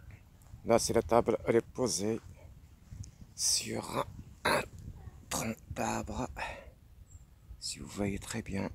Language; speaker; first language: French; non-native, fluent; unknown